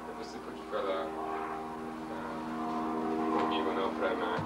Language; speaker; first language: Portuguese; non-native, fluent; English